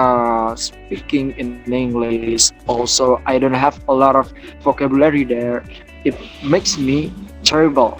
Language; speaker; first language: English; non-native, learner; Indonesian